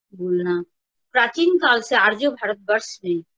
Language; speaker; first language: Hindi; non-native, local second language; Bangla